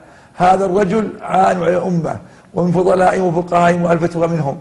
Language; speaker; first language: Arabic; native; Arabic